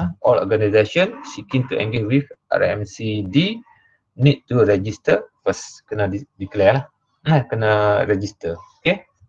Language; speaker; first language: English; non-native, local second language; Malay